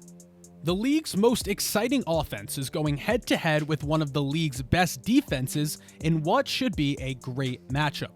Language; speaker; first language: English; native; English